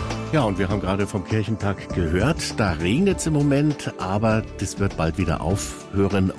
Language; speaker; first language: German; native; German